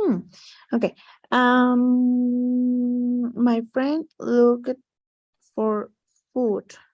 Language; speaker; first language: English; non-native, learner; Spanish